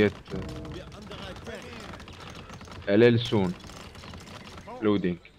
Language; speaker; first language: English; non-native, learner; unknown